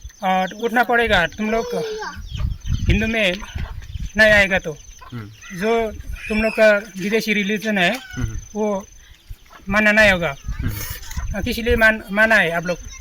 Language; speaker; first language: Hindi; non-native, local second language; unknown